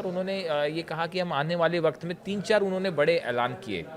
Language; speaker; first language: Hindi; native; Hindi